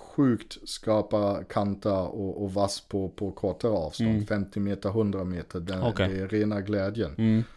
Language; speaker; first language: Swedish; non-native, fluent; German